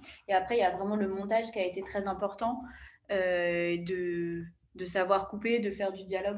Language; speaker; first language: French; native; French